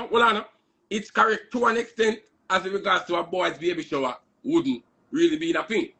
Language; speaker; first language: English; non-native, local second language; Jamaican Creole English